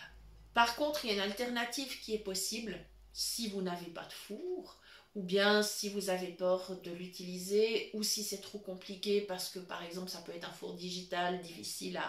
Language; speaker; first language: French; native; French